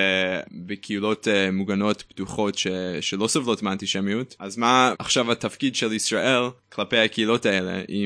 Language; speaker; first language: Hebrew; non-native, fluent; English